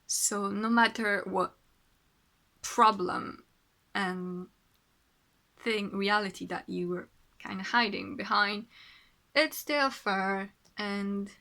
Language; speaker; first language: English; non-native, fluent; French